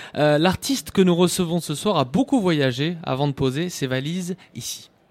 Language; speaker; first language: French; native; French